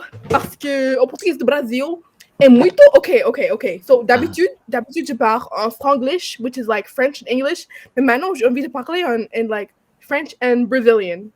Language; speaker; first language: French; non-native, fluent; English